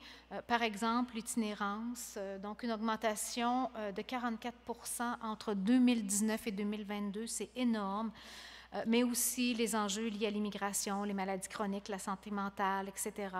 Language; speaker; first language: French; native; French